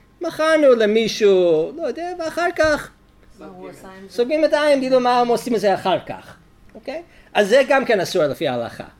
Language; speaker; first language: Hebrew; non-native, fluent; English